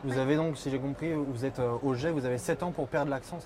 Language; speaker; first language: French; native; French